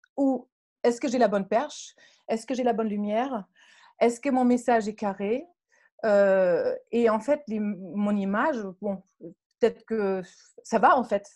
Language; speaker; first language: French; non-native, fluent; German